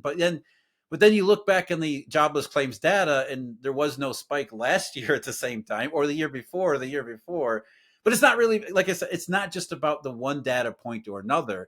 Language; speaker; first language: English; native; English